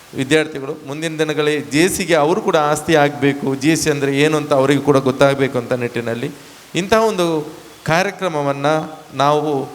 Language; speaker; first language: Kannada; native; Kannada